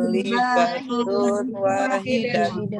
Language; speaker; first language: Arabic; non-native, learner; Indonesian